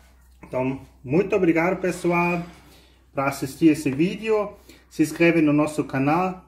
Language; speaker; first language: Portuguese; non-native, fluent; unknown